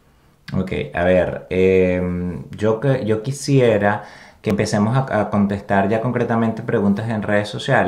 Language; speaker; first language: Spanish; native; Spanish